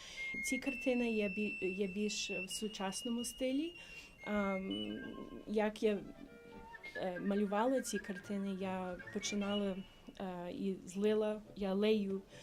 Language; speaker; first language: Ukrainian; early bilingual, heritage; English